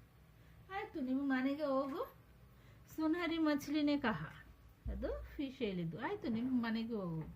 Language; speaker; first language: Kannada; non-native, local second language; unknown